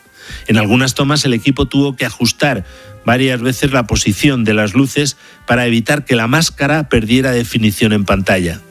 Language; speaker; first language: Spanish; native; Spanish